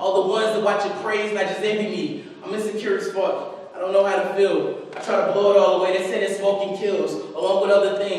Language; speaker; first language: English; native; English